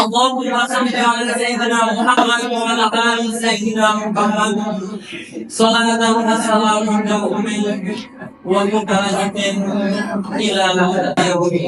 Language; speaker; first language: Arabic; non-native, fluent; Indonesian